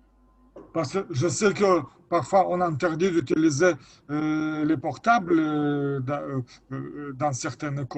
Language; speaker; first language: French; non-native, fluent; Lithuanian